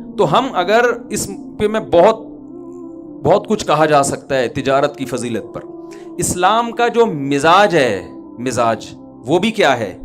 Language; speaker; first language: Urdu; native; Urdu